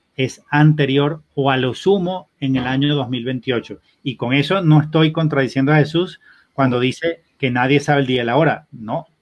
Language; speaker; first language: Spanish; native; Spanish